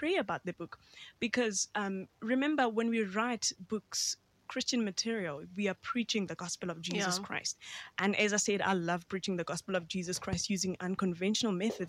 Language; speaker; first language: English; non-native, local second language; Xhosa